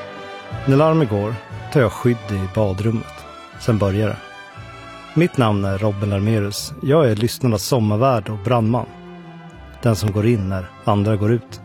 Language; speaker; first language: Swedish; native; Swedish